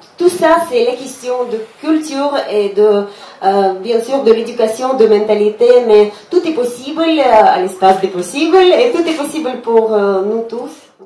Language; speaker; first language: French; non-native, fluent; Russian